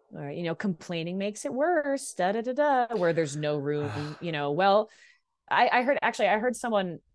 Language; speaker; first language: English; native; English